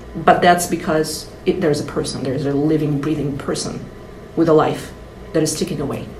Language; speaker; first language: English; non-native, fluent; Russian